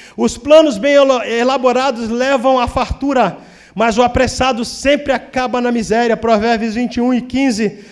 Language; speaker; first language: Portuguese; native; Portuguese